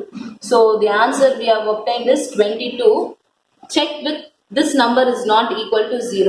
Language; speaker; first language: English; non-native, local second language; Tamil